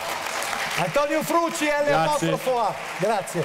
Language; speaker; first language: Italian; native; Italian